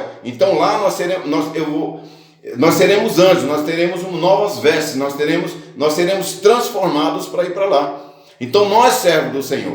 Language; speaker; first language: Portuguese; native; Portuguese